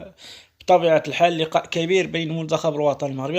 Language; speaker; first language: Arabic; native; Arabic